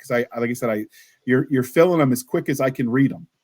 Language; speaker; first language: English; native; English